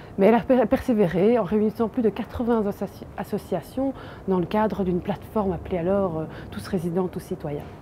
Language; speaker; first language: French; native; French